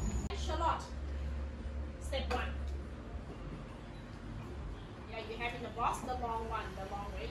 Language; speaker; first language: English; non-native, fluent; Thai